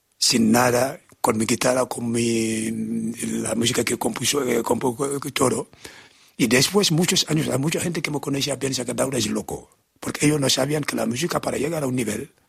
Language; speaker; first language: Spanish; non-native, fluent; Wolof